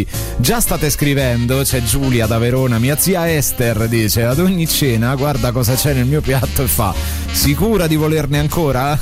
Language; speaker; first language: Italian; native; Italian